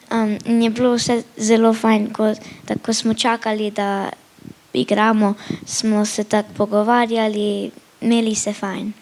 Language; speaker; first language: Slovenian; early bilingual, heritage; Slovenian